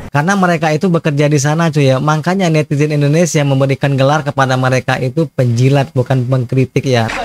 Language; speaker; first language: Indonesian; native; Indonesian